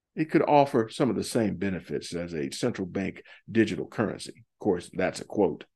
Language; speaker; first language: English; native; English